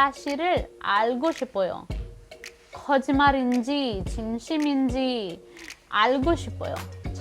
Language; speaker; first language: Korean; non-native, fluent; Filipino